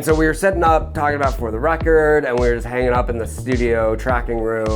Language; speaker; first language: English; native; English